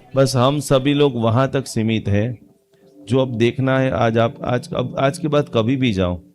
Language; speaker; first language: Hindi; non-native, local second language; Gujarati